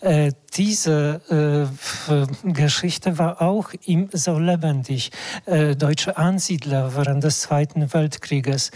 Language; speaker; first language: German; non-native, fluent; Polish